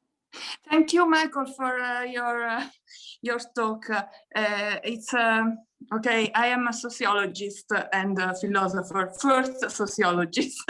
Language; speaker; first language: English; non-native, fluent; Italian